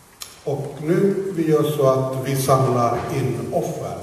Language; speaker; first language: Swedish; non-native, fluent; Finnish